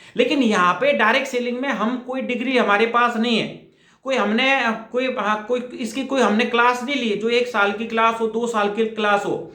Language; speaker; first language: Hindi; native; Hindi